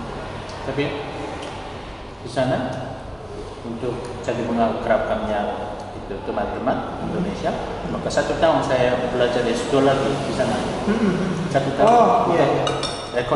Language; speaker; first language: Indonesian; non-native, learner; Korean